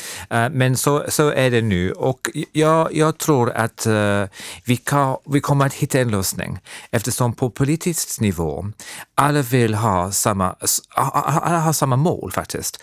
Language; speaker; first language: Swedish; non-native, fluent; English